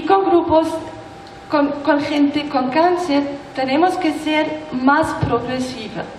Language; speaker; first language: Spanish; non-native, learner; German